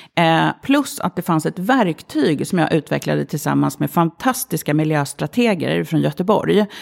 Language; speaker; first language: Swedish; early bilingual, other home language; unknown